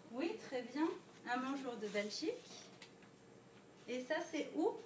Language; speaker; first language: French; non-native, fluent; Dutch